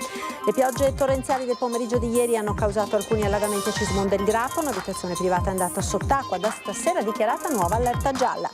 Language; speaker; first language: Italian; native; Italian